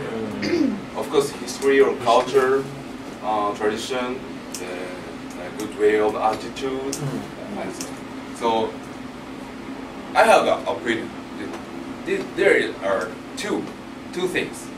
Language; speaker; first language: English; non-native, learner; Japanese